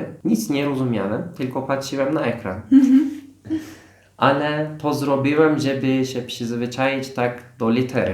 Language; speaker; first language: Polish; non-native, fluent; Turkish